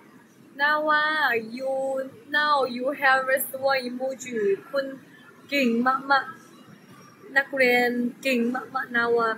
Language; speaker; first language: English; non-native, learner; Chinese